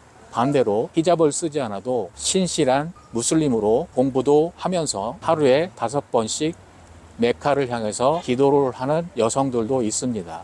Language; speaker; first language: Korean; native; Korean